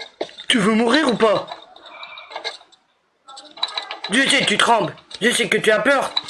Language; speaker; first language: French; native; French